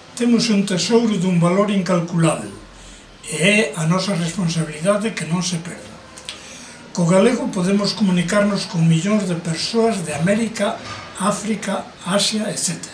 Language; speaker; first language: Galician; native; Galician